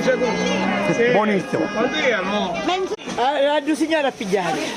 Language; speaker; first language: Italian; native; Italian